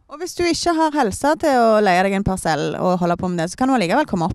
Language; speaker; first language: Norwegian; native; Norwegian